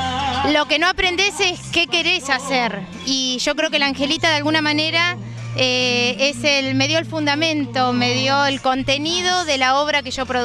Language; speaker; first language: Spanish; native; Spanish